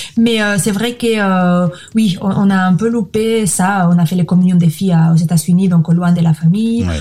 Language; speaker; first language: French; non-native, fluent; Spanish